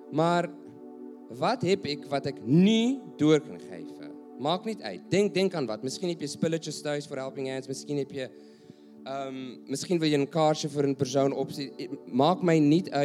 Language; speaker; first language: Dutch; non-native, learner; English